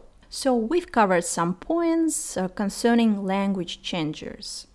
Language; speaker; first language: English; non-native, fluent; Russian